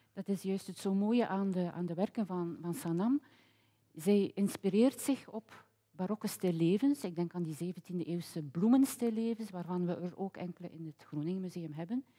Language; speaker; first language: Dutch; native; Dutch